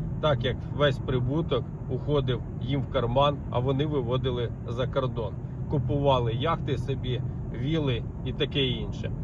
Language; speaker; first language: Ukrainian; native; Ukrainian